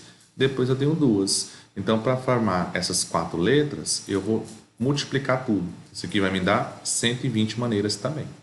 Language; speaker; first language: Portuguese; native; Portuguese